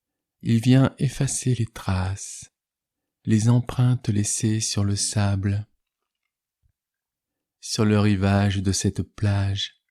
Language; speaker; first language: French; native; French